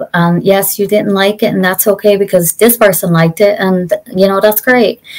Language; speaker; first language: English; native; English